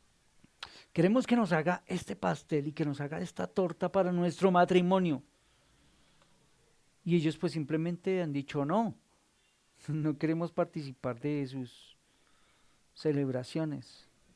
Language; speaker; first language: Spanish; native; Spanish